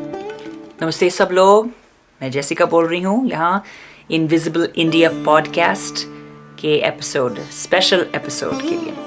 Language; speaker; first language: Hindi; non-native, fluent; English